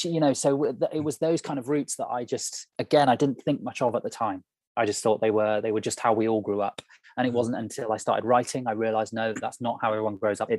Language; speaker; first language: English; native; English